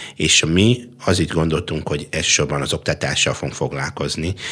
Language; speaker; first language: Hungarian; non-native, fluent; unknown